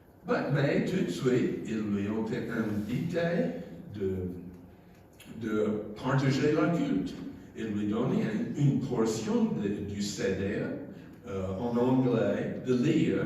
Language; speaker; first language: French; non-native, fluent; English